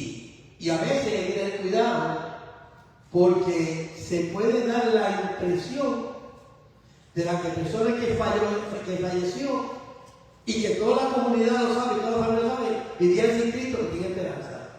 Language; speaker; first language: Spanish; native; Spanish